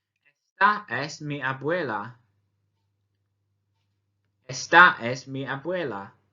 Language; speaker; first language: Spanish; non-native, fluent; English